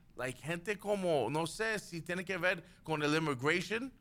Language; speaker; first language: Spanish; early bilingual, heritage; Spanish